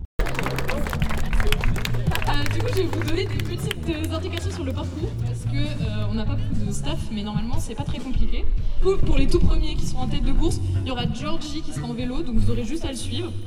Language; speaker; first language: French; native; French